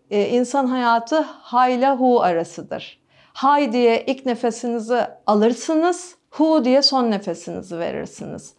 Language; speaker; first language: Turkish; native; Turkish